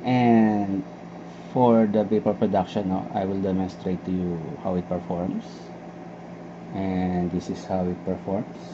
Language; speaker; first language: English; non-native, local second language; Filipino